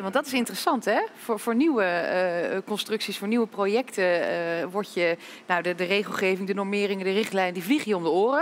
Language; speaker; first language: Dutch; native; Dutch